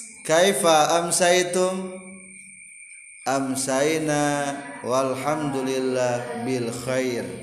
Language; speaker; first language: Arabic; non-native, fluent; Sundanese